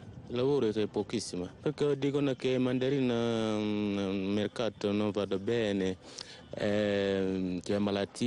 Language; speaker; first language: Italian; non-native, learner; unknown